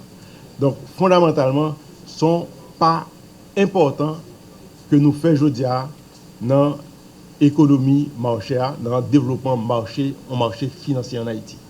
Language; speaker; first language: French; non-native, local second language; Haitian Creole